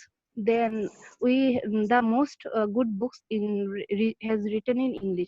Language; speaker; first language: English; non-native, learner; Bangla